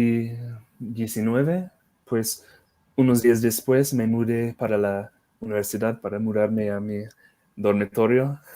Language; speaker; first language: Spanish; non-native, fluent; English